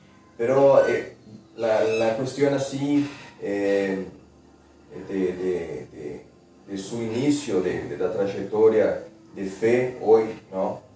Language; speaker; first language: Spanish; non-native, fluent; Portuguese